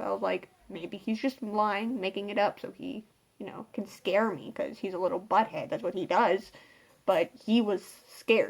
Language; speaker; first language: English; native; English